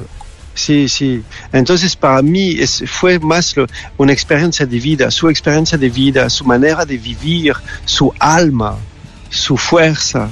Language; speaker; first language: Spanish; non-native, learner; French